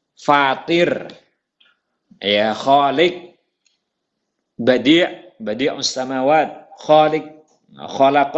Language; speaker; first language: Arabic; non-native, fluent; Indonesian